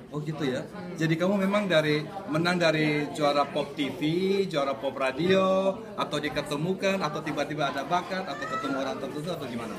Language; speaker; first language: Indonesian; native; Indonesian